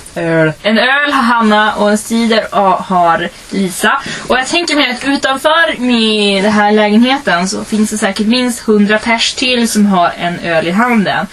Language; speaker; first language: Swedish; early bilingual, other home language; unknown